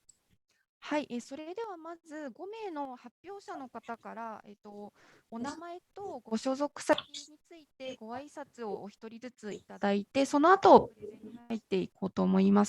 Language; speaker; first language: Japanese; native; Japanese